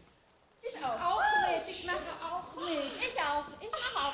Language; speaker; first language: German; non-native, fluent; Portuguese